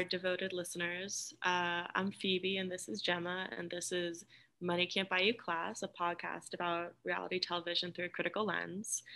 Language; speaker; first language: English; native; English